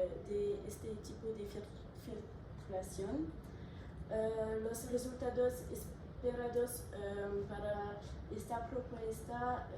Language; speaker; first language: Spanish; non-native, learner; French